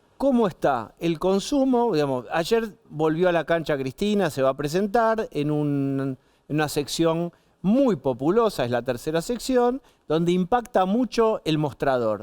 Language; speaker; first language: Spanish; native; Spanish